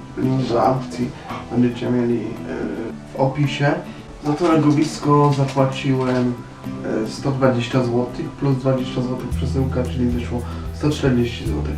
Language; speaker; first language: Polish; native; Polish